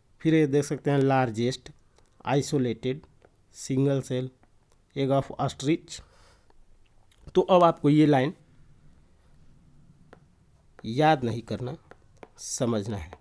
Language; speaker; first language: Hindi; native; Hindi